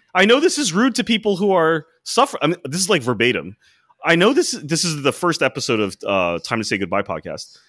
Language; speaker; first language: English; native; English